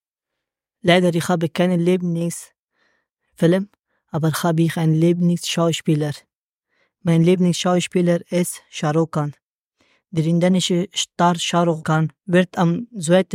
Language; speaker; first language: German; non-native, learner; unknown